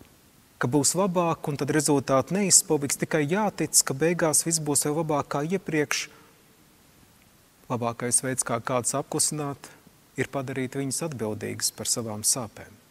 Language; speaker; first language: Latvian; native; Latvian